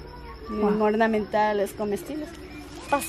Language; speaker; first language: Spanish; native; Spanish